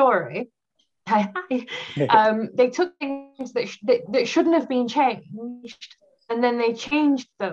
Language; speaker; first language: English; native; English